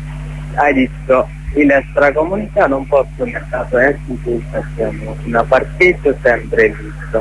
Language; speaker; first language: Italian; non-native, learner; Bangla